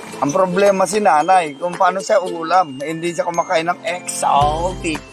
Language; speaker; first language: Filipino; non-native, local second language; Iloko